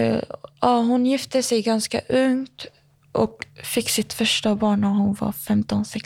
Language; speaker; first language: Swedish; early bilingual, other home language; Arabic